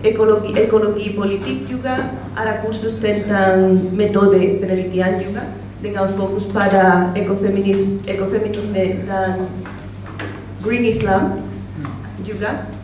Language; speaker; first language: Indonesian; non-native, fluent; Spanish